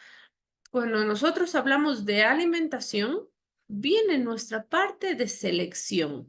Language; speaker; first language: Spanish; native; Spanish